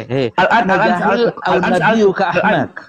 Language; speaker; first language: Arabic; non-native, learner; Indonesian